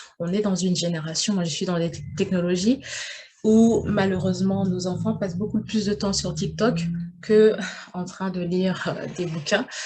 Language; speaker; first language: French; non-native, local second language; Wolof